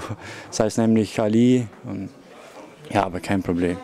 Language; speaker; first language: German; early bilingual, other home language; Albanian